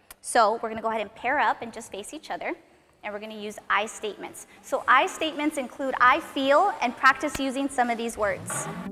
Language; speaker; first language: English; early bilingual, other home language; Spanish